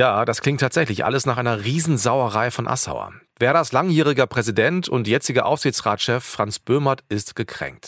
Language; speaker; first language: German; native; German